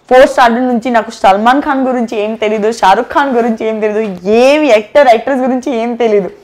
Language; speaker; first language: Telugu; non-native, learner; Gujarati